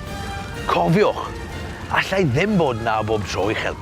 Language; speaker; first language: Welsh; native; Welsh